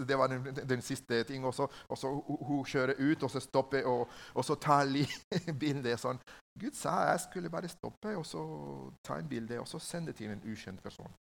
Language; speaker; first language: Norwegian; non-native, learner; Spanish